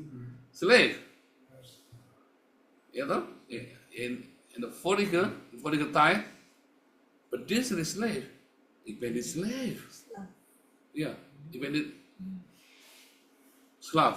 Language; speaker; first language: Dutch; non-native, learner; Indonesian